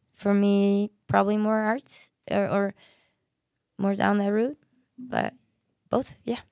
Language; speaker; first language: English; non-native, fluent; Icelandic